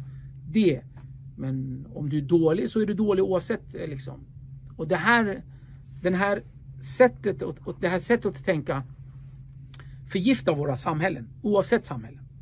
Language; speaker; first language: Swedish; early bilingual, other home language; Kurdish